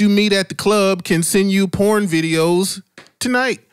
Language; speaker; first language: English; native; English